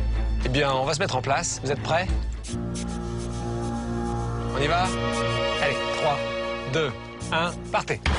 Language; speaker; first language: French; native; French